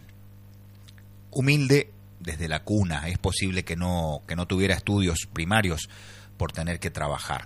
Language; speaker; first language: Spanish; native; Spanish